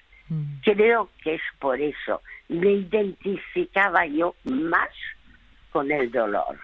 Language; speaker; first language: Spanish; early bilingual, other home language; French